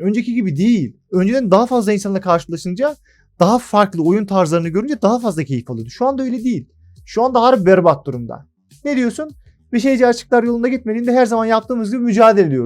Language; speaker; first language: Turkish; native; Turkish